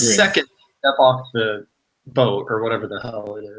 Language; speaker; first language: English; native; English